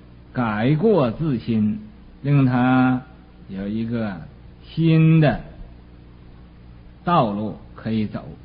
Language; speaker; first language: Chinese; native; Chinese